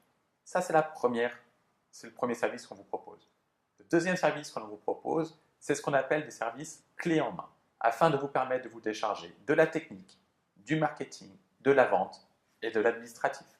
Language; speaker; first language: French; native; French